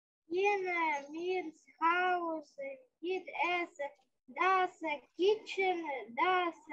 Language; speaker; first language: German; non-native, learner; Ukrainian